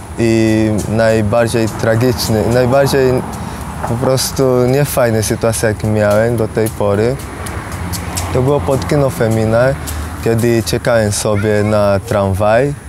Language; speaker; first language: Polish; non-native, learner; Portuguese